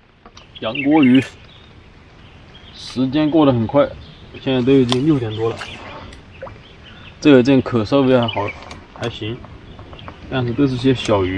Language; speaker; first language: Chinese; native; Chinese